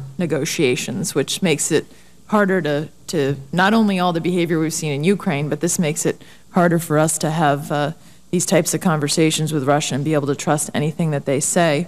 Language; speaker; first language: English; native; English